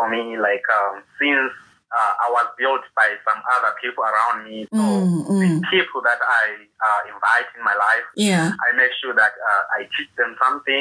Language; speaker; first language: English; non-native, local second language; North Ndebele